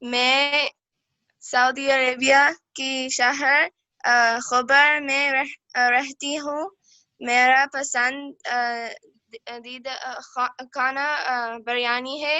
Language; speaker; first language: Hindi; early bilingual, heritage; Urdu